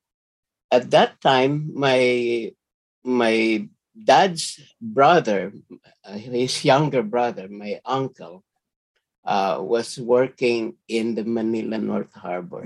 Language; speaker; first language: English; non-native, local second language; Filipino